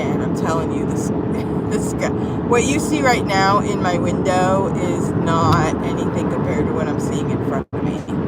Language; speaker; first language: English; native; English